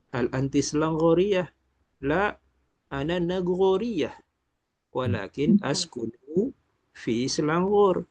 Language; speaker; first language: Arabic; non-native, fluent; Malay